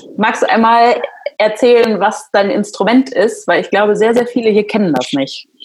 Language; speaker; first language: German; native; German